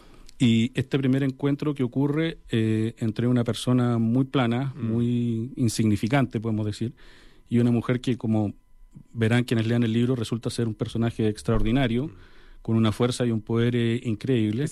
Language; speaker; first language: Spanish; native; Spanish